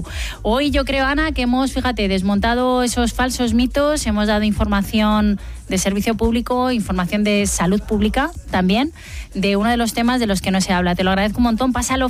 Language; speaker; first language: Spanish; native; Spanish